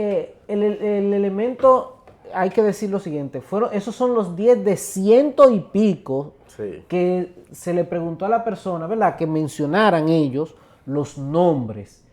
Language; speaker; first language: Spanish; native; Spanish